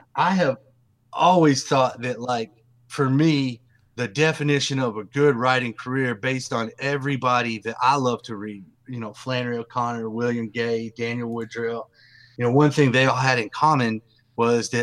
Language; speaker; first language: English; native; English